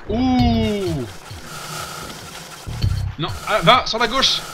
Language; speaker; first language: French; native; French